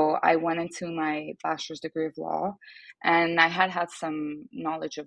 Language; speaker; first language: English; non-native, fluent; French